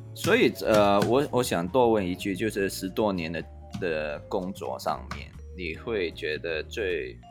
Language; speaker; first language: Chinese; non-native, fluent; Cantonese